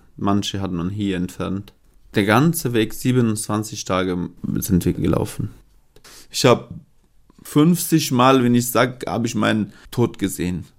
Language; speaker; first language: German; non-native, fluent; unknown